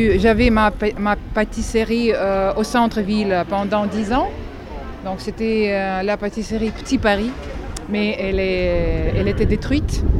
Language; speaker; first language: French; non-native, fluent; Russian